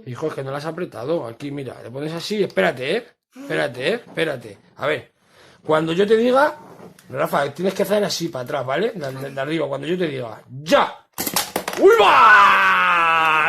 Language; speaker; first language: Spanish; native; Spanish